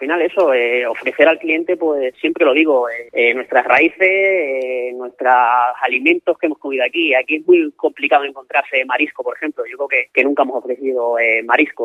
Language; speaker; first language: Spanish; native; Spanish